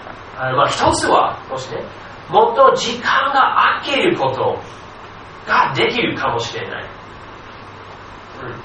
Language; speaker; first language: Japanese; non-native, fluent; English